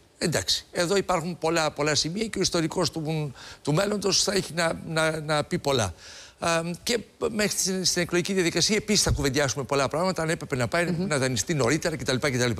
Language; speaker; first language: Greek; native; Greek